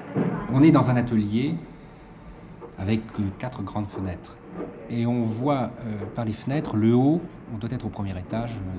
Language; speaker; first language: French; native; French